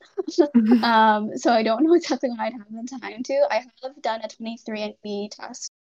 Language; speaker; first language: English; native; English